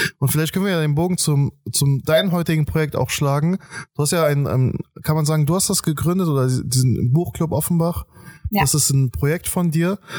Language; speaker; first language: German; early bilingual, other home language; Persian